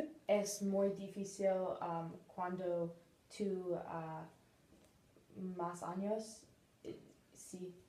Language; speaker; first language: Spanish; non-native, learner; English